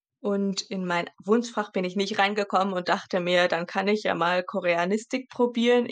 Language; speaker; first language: German; native; German